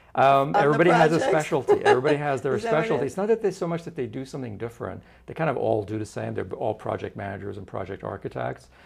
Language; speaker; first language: English; non-native, fluent; Turkish